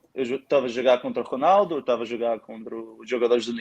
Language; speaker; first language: Portuguese; early bilingual, heritage; Portuguese